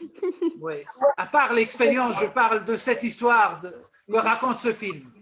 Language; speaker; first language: French; non-native, local second language; Arabic